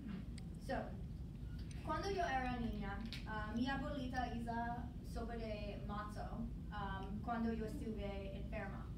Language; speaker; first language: Spanish; non-native, learner; English